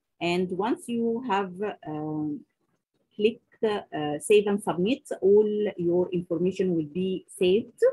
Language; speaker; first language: English; non-native, local second language; Arabic